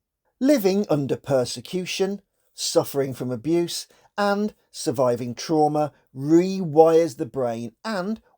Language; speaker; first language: English; native; English